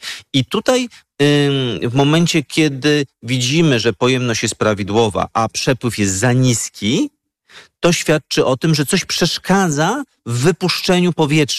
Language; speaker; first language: Polish; native; Polish